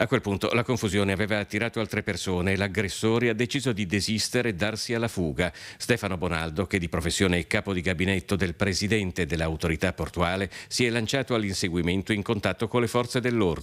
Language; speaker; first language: Italian; native; Italian